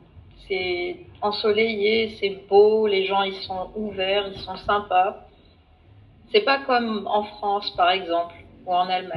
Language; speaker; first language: French; non-native, fluent; Arabic